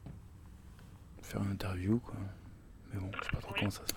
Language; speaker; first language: French; native; French